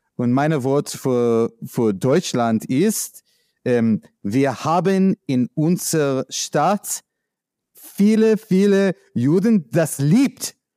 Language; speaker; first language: German; non-native, learner; English